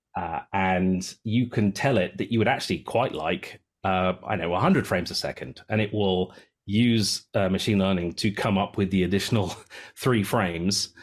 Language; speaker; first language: English; native; English